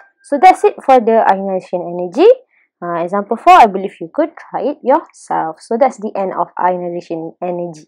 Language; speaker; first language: English; non-native, local second language; Malay